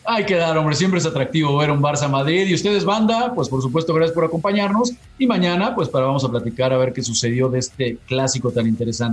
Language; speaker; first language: Spanish; native; Spanish